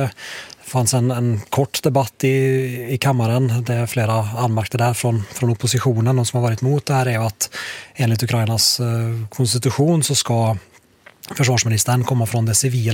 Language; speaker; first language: Swedish; native; Swedish